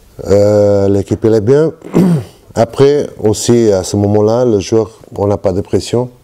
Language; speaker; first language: French; non-native, learner; Portuguese